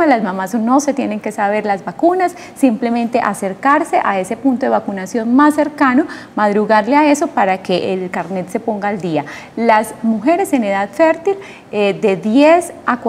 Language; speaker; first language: Spanish; native; Spanish